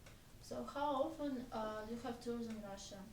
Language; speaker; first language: English; non-native, fluent; Russian